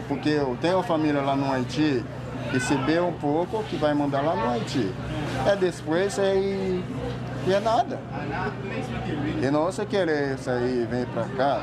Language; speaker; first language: Portuguese; non-native, learner; Haitian Creole